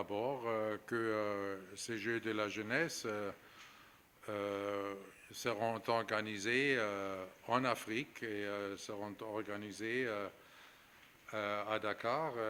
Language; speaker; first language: French; non-native, fluent; German